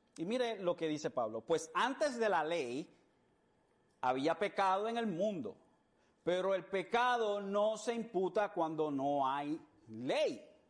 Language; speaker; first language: Spanish; early bilingual, heritage; Spanish